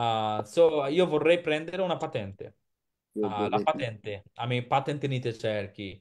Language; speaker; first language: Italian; non-native, fluent; Bangla